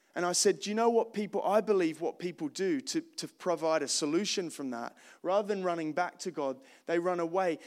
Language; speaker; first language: English; native; English